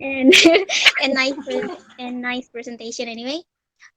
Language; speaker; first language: English; non-native, fluent; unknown